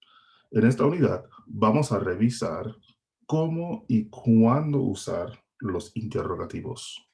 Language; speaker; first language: Spanish; non-native, fluent; English